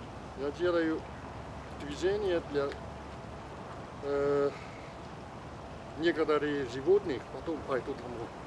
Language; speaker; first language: Russian; non-native, learner; Chinese